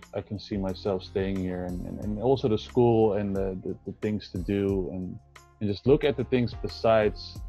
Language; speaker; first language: English; non-native, fluent; Dutch